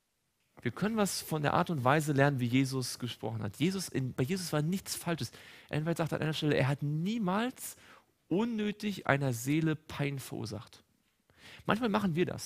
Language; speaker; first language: German; native; German